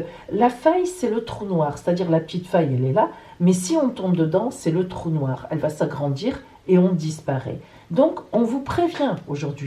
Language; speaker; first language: French; native; French